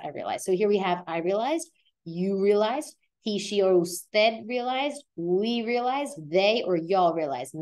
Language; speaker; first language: English; native; English